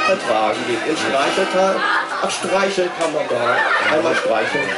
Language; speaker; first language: German; native; German